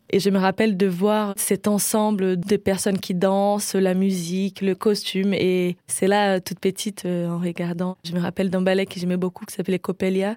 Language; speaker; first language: French; non-native, fluent; Portuguese